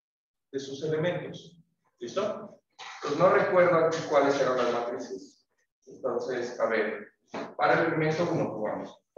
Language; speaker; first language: Spanish; native; Spanish